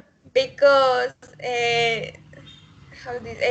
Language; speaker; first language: English; non-native, learner; Spanish